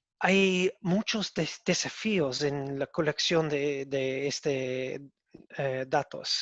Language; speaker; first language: Spanish; non-native, learner; English